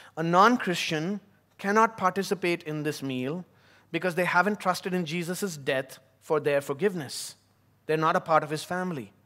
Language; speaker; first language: English; non-native, local second language; Tamil